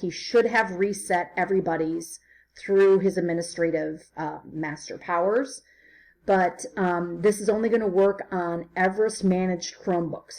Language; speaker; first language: English; native; English